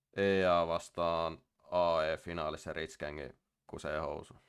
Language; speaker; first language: Finnish; native; Finnish